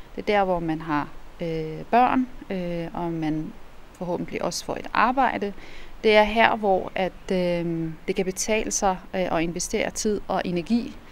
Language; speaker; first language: Danish; non-native, fluent; Arabic